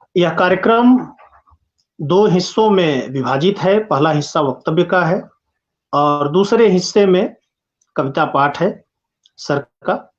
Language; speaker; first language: Hindi; native; Hindi